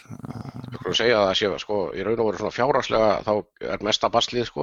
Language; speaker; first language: Icelandic; native; Icelandic